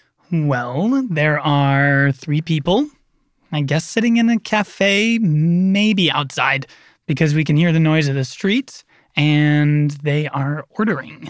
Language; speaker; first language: English; native; English